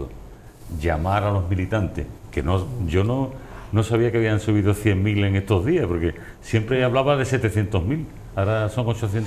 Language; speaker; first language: Spanish; native; Spanish